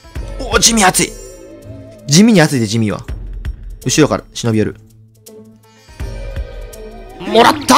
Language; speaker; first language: Japanese; native; Japanese